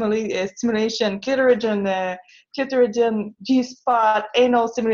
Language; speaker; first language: English; non-native, fluent; French